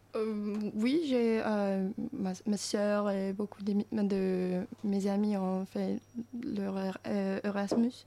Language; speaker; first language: French; non-native, learner; Finnish